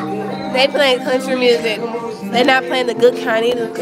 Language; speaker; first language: English; native; English